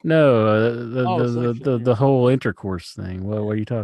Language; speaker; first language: English; native; English